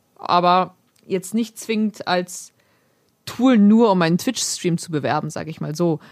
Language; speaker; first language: German; early bilingual, other home language; Polish